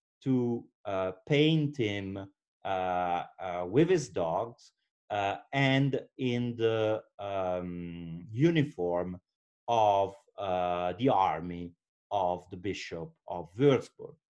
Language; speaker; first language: English; non-native, fluent; Italian